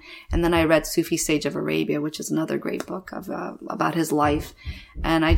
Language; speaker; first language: English; native; English